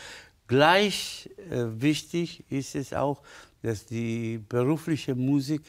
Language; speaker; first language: German; non-native, fluent; Spanish